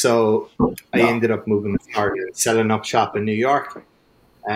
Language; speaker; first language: English; native; English